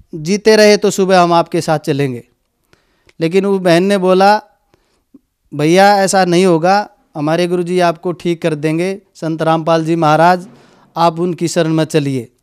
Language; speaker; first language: Hindi; native; Hindi